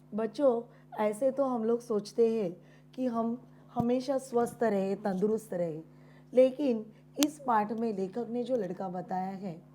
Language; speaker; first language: Hindi; non-native, local second language; Marathi